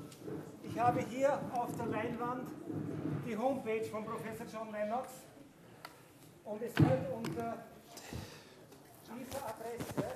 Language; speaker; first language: German; native; German